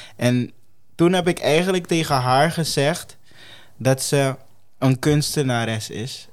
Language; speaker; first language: Dutch; non-native, fluent; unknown